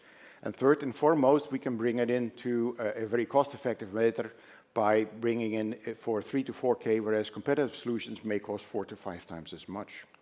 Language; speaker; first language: English; non-native, fluent; Dutch